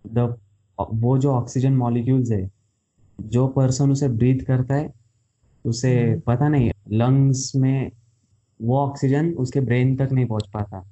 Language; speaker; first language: Hindi; non-native, local second language; Marathi